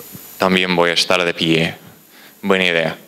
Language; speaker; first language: Spanish; non-native, fluent; English